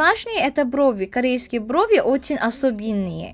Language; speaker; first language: Russian; non-native, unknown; Korean